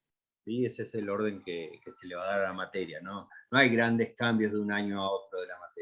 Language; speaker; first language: Spanish; native; Spanish